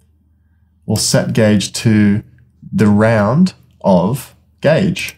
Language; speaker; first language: English; native; English